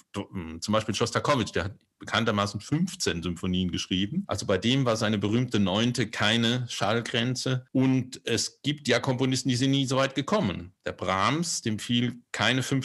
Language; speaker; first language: German; native; German